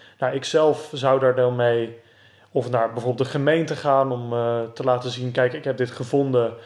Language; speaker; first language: Dutch; native; Dutch